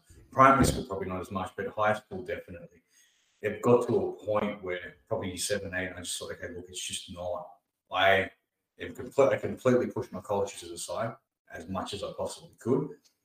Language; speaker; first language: English; early bilingual, other home language; Punjabi